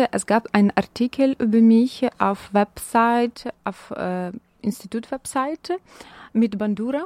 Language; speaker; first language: German; non-native, fluent; Ukrainian